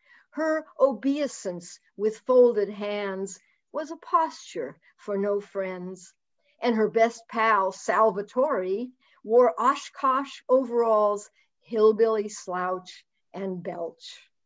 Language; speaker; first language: English; native; English